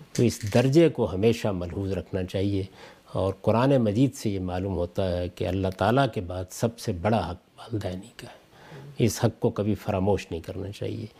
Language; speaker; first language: Urdu; non-native, local second language; Punjabi